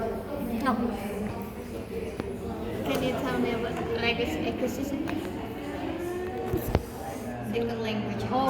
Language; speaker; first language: English; non-native, learner; Indonesian